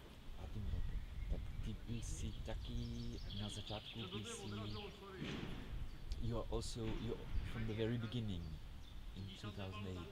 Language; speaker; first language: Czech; non-native, learner; English